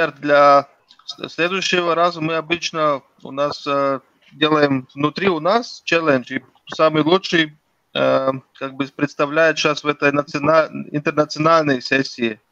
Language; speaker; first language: Russian; non-native, local second language; Latvian